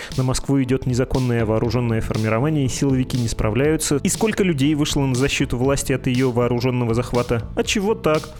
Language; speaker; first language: Russian; native; Russian